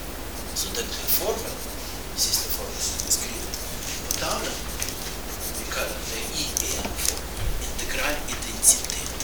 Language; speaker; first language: Swedish; non-native, fluent; Russian